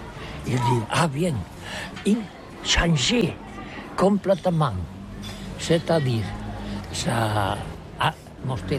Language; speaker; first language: French; non-native, learner; Catalan